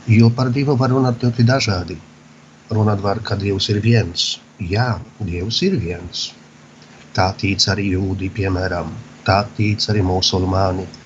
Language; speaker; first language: Latvian; non-native, fluent; Polish